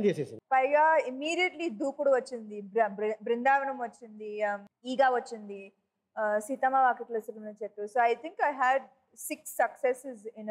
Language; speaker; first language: Telugu; non-native, local second language; Tamil